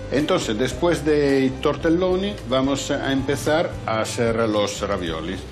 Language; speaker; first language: Spanish; non-native, fluent; Italian